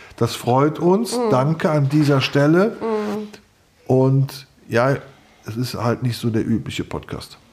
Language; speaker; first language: German; native; German